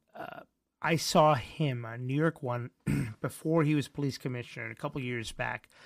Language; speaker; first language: English; early bilingual, other home language; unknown